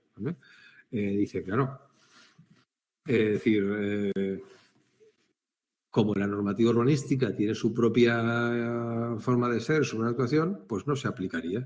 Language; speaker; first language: Spanish; native; Spanish